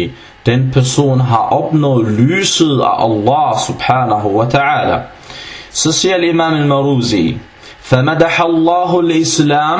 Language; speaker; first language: Danish; non-native, fluent; Arabic